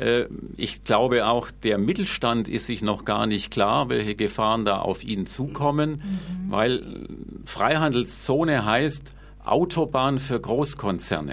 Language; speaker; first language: German; native; German